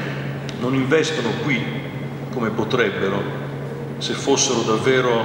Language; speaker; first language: Italian; native; Italian